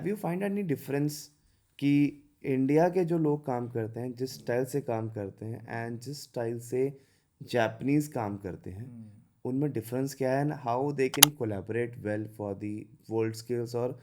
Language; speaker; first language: Hindi; native; Hindi